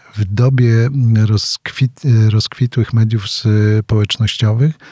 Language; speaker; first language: Polish; native; Polish